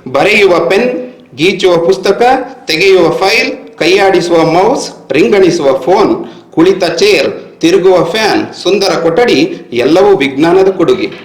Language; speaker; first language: Kannada; native; Kannada